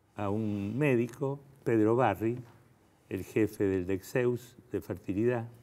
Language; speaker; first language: Spanish; native; Spanish